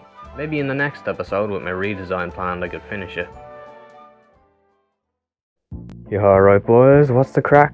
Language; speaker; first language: English; native; English